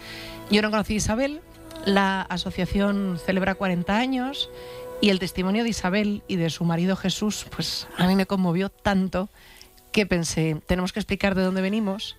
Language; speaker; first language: Spanish; native; Spanish